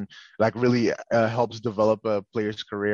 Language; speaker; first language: English; non-native, local second language; Yoruba